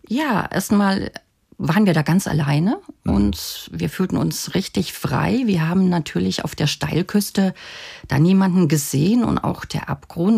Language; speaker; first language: German; native; German